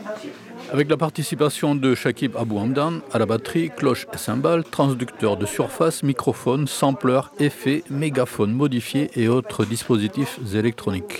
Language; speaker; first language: French; native; French